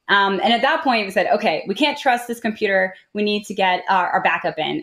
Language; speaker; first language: English; native; English